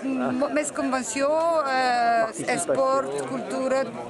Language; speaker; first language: Catalan; non-native, learner; French